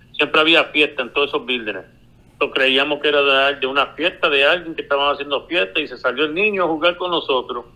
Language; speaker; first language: Spanish; early bilingual, heritage; Spanish